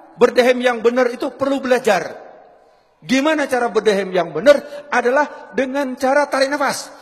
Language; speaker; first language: Indonesian; native; Indonesian